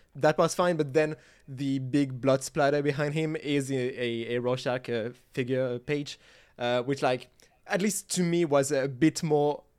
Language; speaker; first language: English; non-native, fluent; French